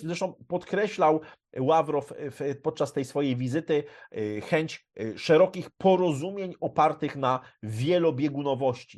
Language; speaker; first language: Polish; native; Polish